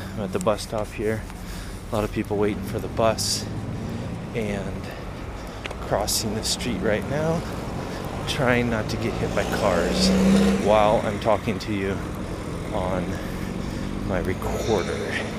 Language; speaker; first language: English; native; English